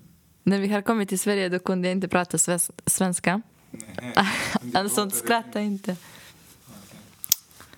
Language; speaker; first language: Swedish; non-native, fluent; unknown